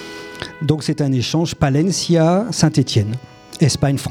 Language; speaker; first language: French; native; French